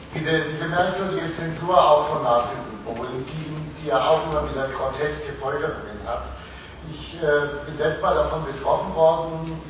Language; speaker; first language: German; native; German